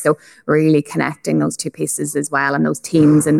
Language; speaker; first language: English; native; English